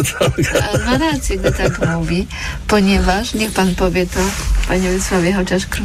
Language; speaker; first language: Polish; native; Polish